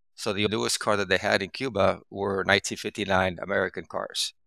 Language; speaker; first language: English; early bilingual, other home language; Spanish